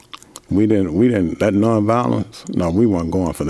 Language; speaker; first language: English; native; English